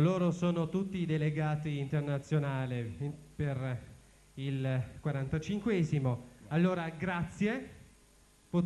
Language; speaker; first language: Italian; native; Italian